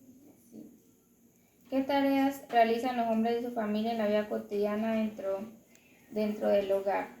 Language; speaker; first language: Spanish; native; Spanish